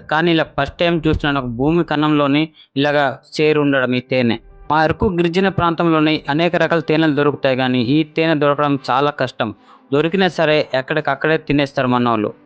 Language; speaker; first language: Telugu; non-native, local second language; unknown